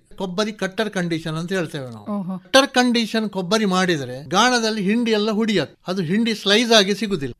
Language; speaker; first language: Kannada; non-native, local second language; Tulu